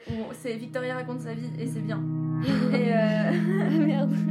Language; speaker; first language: French; early bilingual, other home language; Romanian